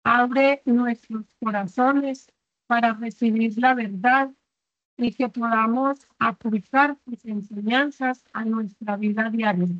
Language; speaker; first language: Spanish; native; Spanish